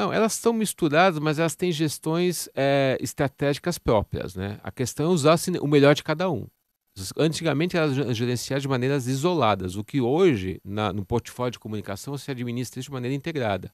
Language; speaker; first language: Portuguese; native; Portuguese